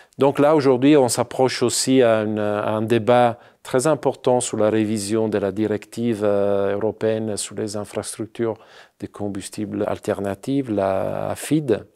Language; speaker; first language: French; non-native, fluent; Italian